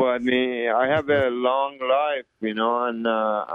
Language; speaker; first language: English; early bilingual, other home language; Persian